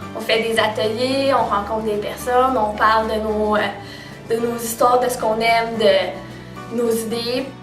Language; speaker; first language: French; native; French